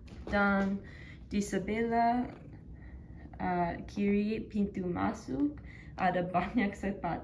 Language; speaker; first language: Indonesian; non-native, learner; English